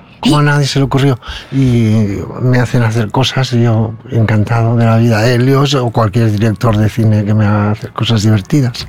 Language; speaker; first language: Spanish; non-native, local second language; Catalan